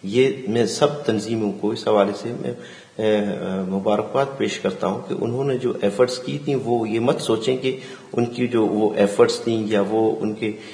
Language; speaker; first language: Urdu; non-native, local second language; Baluchi